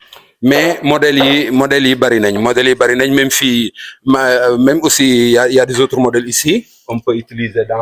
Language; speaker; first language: French; non-native, local second language; Wolof